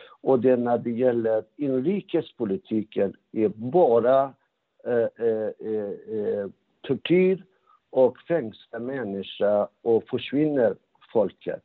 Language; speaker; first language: Swedish; non-native, fluent; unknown